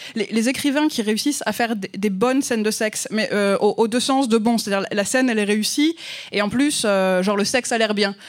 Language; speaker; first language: French; native; French